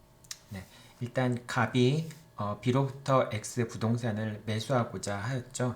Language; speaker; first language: Korean; native; Korean